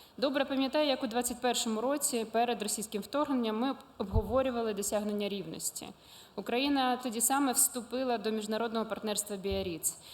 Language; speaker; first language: Ukrainian; non-native, local second language; Russian